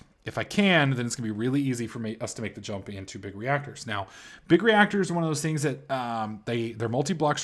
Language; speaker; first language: English; native; English